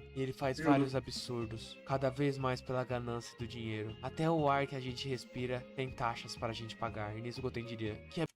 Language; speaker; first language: Portuguese; native; Portuguese